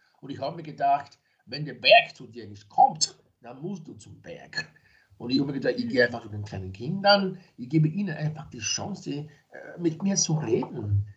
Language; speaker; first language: German; non-native, fluent; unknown